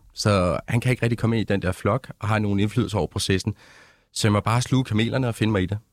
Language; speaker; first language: Danish; early bilingual, other home language; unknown